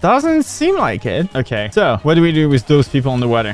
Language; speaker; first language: English; non-native, fluent; French